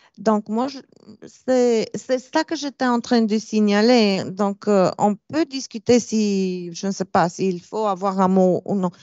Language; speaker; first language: French; non-native, fluent; Romanian